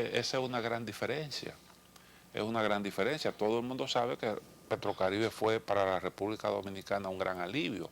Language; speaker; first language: Spanish; native; Spanish